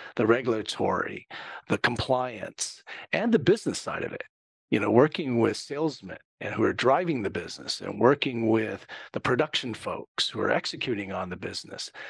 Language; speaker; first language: English; native; English